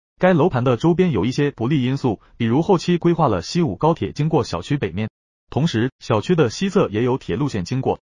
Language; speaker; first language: Chinese; native; Chinese